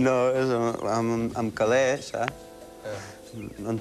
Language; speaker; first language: Catalan; early bilingual, heritage; Catalan